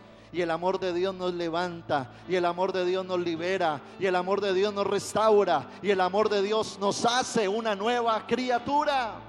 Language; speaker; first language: Spanish; native; Spanish